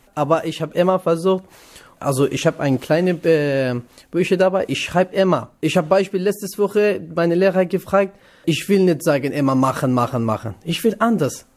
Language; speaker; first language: German; non-native, learner; Kurdish